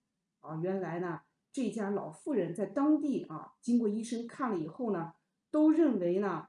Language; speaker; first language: Chinese; native; Chinese